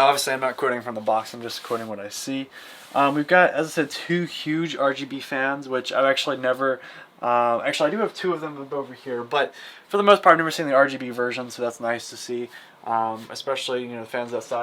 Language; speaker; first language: English; native; English